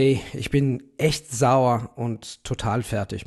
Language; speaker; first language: German; non-native, fluent; Italian